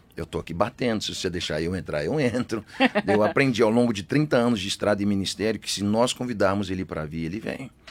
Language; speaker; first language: Portuguese; early bilingual, other home language; English